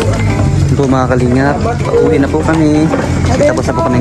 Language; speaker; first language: Filipino; non-native, local second language; Cebuano